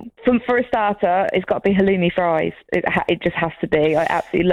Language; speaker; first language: English; native; English